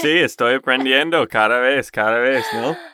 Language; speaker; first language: Spanish; non-native, fluent; English